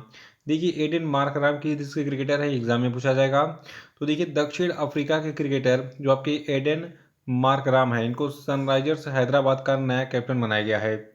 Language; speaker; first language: Hindi; native; Hindi